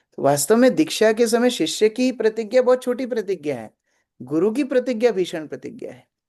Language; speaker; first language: Hindi; native; Hindi